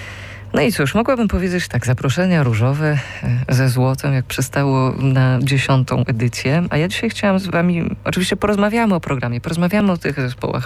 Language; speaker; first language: Polish; native; Polish